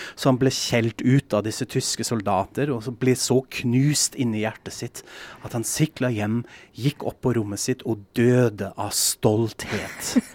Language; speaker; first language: Norwegian; non-native, fluent; German